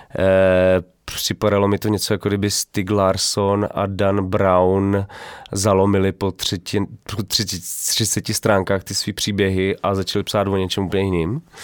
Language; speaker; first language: Czech; native; Czech